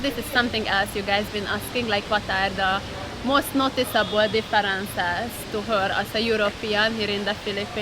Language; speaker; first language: English; non-native, fluent; Hungarian